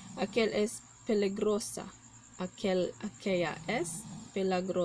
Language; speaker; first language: Spanish; non-native, learner; Cebuano